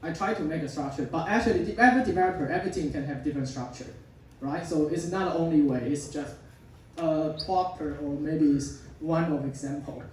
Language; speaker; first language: English; non-native, fluent; Chinese